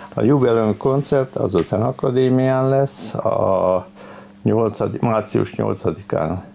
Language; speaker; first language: Hungarian; native; Hungarian